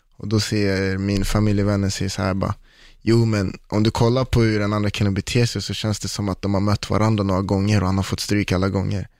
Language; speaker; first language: Swedish; early bilingual, other home language; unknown